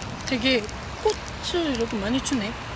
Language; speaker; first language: Korean; non-native, fluent; Turkish